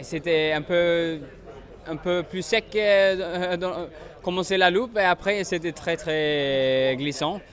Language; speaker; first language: French; non-native, fluent; Swedish